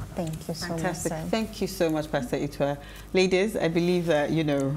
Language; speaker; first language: English; non-native, local second language; Yoruba